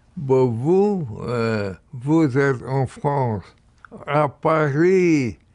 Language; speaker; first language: French; non-native, learner; English